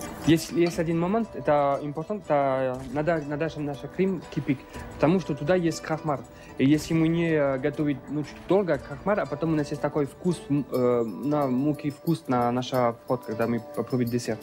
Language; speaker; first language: Russian; non-native, learner; French